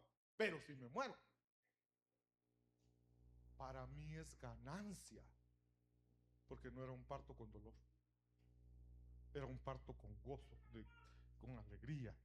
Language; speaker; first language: Spanish; native; Spanish